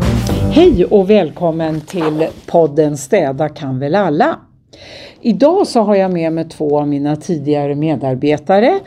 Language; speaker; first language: Swedish; native; Swedish